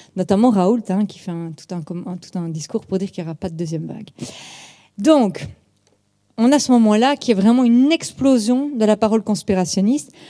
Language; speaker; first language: French; native; French